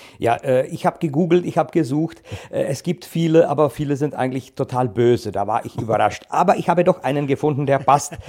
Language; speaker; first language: German; non-native, fluent; Czech